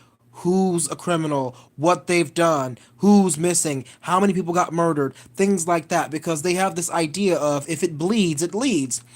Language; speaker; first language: English; native; English